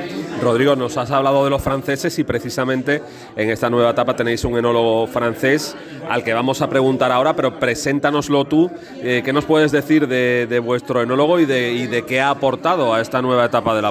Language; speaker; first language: Spanish; native; Spanish